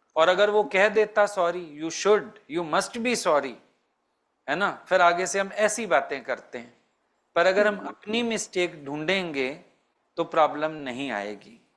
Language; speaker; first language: Hindi; native; Hindi